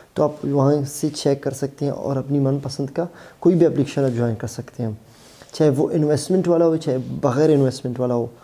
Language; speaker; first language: Urdu; non-native, local second language; Baluchi